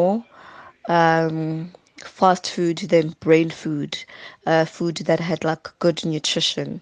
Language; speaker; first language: English; non-native, local second language; Zulu